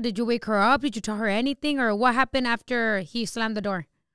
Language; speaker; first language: English; early bilingual, other home language; Spanish